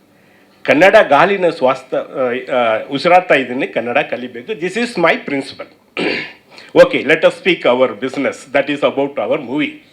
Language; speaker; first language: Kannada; non-native, learner; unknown